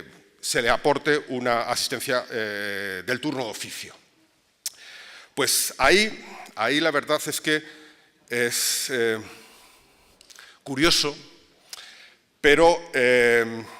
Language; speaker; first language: Spanish; native; Spanish